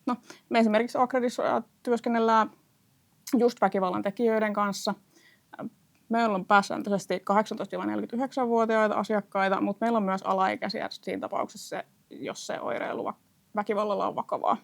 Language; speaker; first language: Finnish; native; Finnish